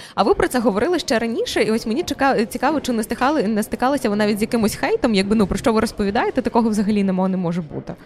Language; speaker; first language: Ukrainian; native; Ukrainian